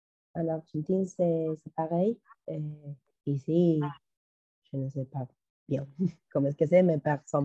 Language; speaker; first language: French; non-native, learner; Spanish